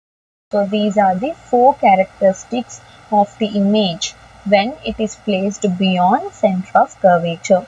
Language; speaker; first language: English; non-native, local second language; Telugu